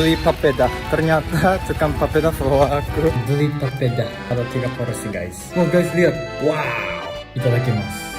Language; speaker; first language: Indonesian; non-native, learner; Japanese